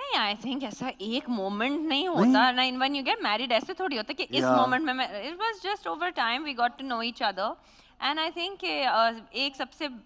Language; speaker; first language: Hindi; non-native, local second language; Urdu